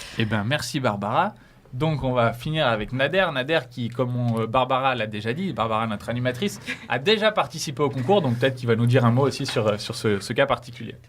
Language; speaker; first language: French; native; French